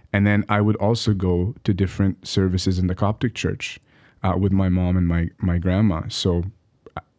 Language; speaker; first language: English; early bilingual, other home language; Arabic